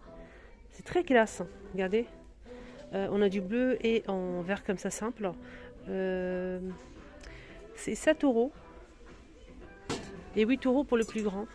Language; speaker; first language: French; native; French